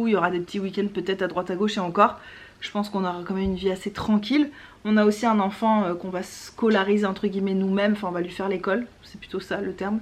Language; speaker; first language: French; native; French